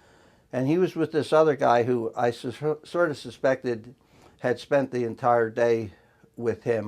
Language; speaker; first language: English; native; English